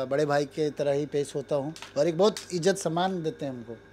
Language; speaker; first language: Hindi; native; Hindi